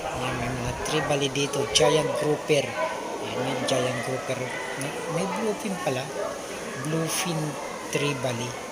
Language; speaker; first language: Filipino; non-native, local second language; Cebuano